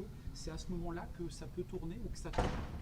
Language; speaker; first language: French; native; French